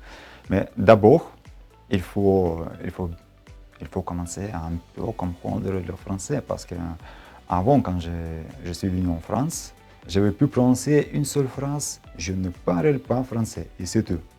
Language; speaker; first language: French; non-native, learner; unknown